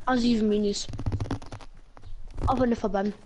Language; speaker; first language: German; non-native, local second language; Luxembourgish